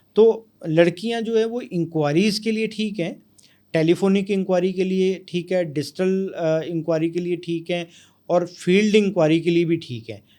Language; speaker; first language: Hindi; non-native, local second language; Punjabi